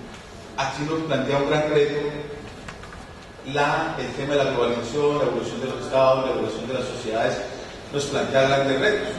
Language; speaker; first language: Spanish; native; Spanish